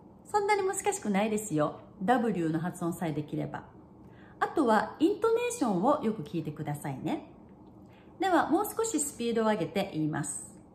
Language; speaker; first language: Japanese; early bilingual, heritage; Japanese